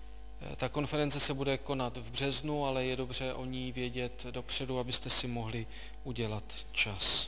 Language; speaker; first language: Czech; native; Czech